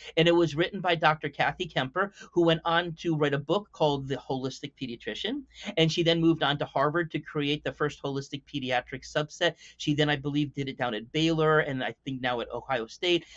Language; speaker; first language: English; native; English